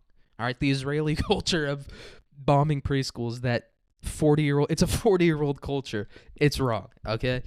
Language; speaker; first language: English; native; English